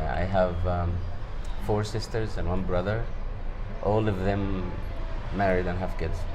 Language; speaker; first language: English; non-native, fluent; Arabic